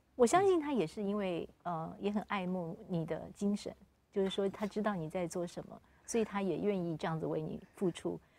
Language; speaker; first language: Chinese; native; Chinese